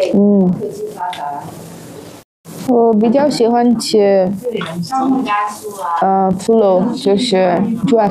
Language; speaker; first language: Chinese; non-native, fluent; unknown